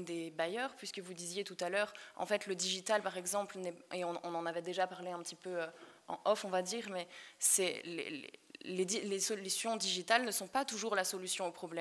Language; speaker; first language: French; native; French